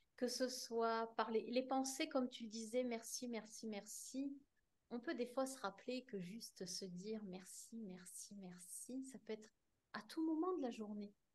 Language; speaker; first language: French; native; French